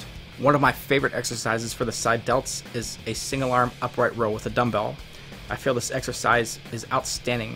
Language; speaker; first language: English; native; English